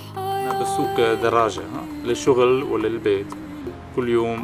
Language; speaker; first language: Arabic; non-native, fluent; German